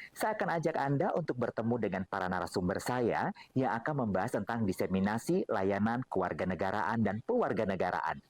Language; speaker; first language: Indonesian; native; Indonesian